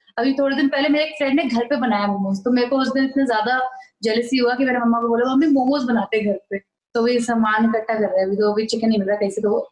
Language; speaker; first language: Hindi; native; Hindi